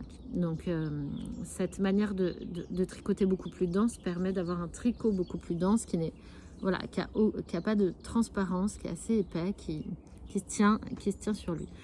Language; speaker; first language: French; native; French